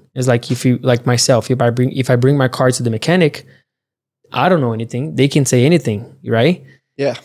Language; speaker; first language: English; early bilingual, other home language; Portuguese